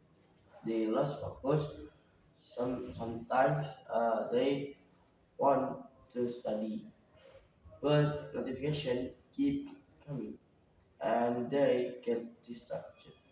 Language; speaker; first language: English; non-native, learner; Indonesian